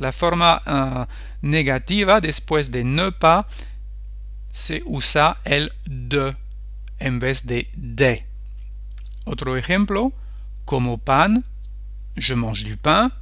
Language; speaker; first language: Spanish; non-native, fluent; French